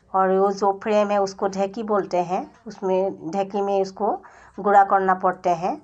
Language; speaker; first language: Hindi; non-native, local second language; Assamese